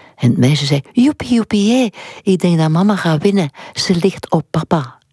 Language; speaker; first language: Dutch; non-native, local second language; French